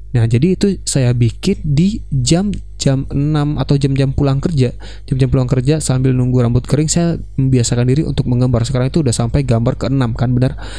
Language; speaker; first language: Indonesian; non-native, local second language; Minangkabau